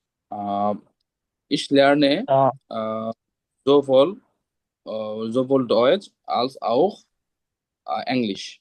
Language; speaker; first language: German; non-native, learner; Bangla